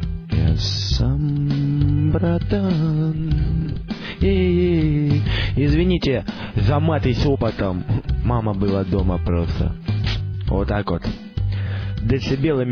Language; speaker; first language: Russian; native; Russian